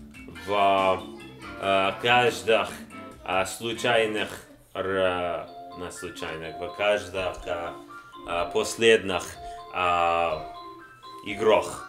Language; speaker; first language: Russian; non-native, learner; English